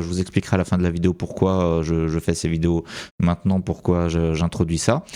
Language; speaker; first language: French; native; French